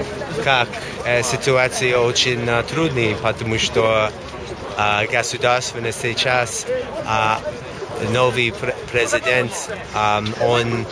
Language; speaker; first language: Russian; non-native, learner; English